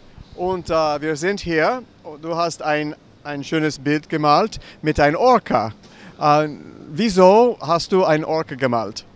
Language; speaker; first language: German; non-native, learner; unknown